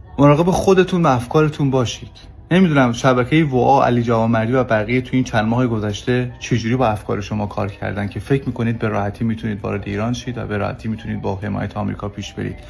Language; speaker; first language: Persian; non-native, local second language; Kurdish